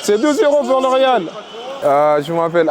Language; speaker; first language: French; non-native, fluent; Arabic